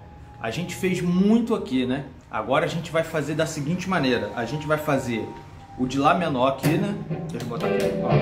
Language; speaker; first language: Portuguese; native; Portuguese